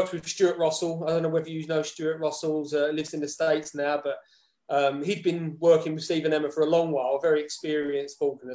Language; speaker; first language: English; native; English